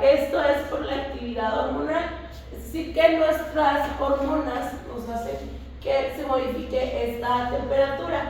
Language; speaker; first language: Spanish; native; Spanish